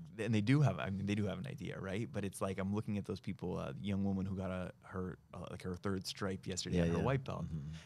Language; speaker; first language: English; native; English